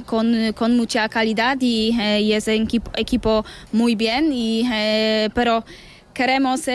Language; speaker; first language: Spanish; non-native, learner; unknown